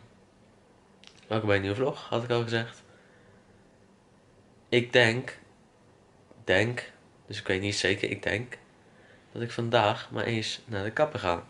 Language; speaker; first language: Dutch; native; Dutch